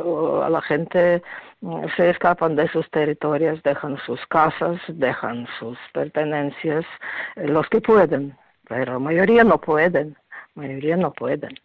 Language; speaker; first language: Spanish; non-native, fluent; Ukrainian